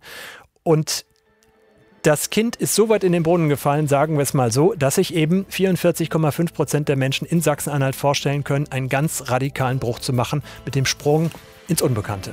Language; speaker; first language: German; native; German